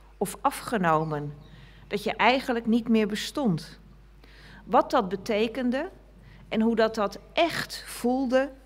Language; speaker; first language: Dutch; native; Dutch